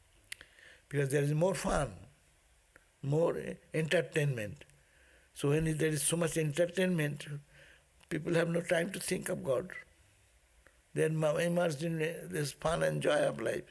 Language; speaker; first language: English; non-native, local second language; Bangla